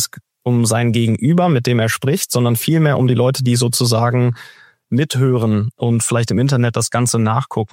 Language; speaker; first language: German; native; German